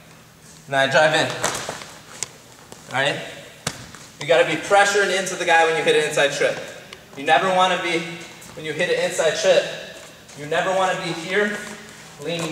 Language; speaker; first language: English; native; English